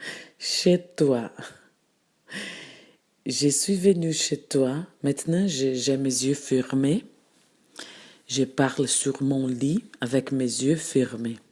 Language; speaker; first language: French; non-native, fluent; Portuguese